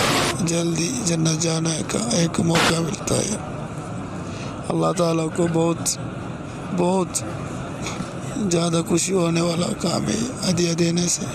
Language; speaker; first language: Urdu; non-native, fluent; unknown